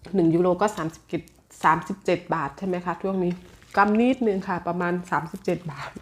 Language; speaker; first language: Thai; native; Thai